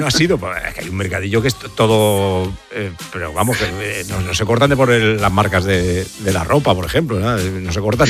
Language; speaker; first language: Spanish; native; Spanish